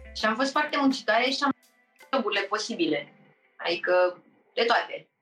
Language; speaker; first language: Romanian; early bilingual, heritage; Romanian